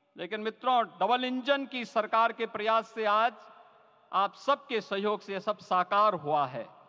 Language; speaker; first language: Hindi; native; Hindi